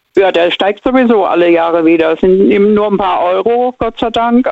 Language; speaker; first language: German; native; German